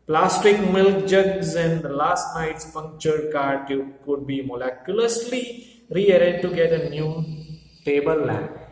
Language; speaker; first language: English; non-native, local second language; Gujarati